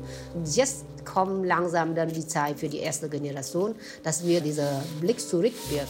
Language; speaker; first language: German; non-native, fluent; Vietnamese